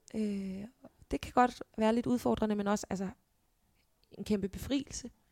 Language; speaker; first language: Danish; native; Danish